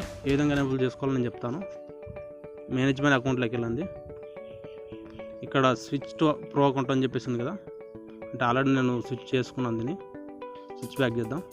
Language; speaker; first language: Telugu; native; Telugu